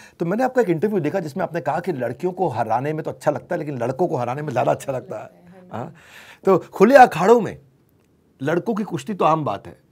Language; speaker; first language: Hindi; native; Hindi